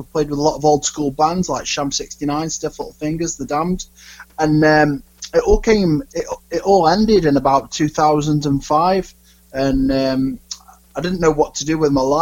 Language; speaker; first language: English; native; English